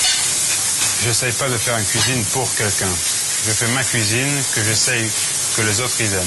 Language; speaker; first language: French; non-native, fluent; Swedish